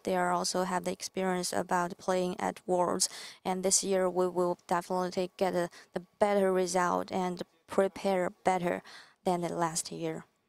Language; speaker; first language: English; non-native, fluent; Chinese